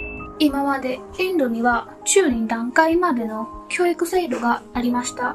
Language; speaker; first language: Japanese; non-native, learner; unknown